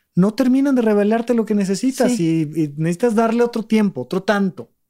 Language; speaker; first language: Spanish; native; Spanish